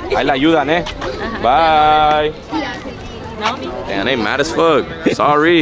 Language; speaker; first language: Spanish; early bilingual, other home language; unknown